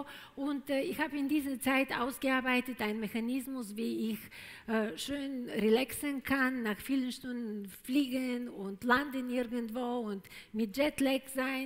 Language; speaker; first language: German; non-native, fluent; Bulgarian